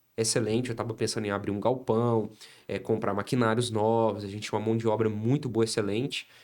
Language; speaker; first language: Portuguese; native; Portuguese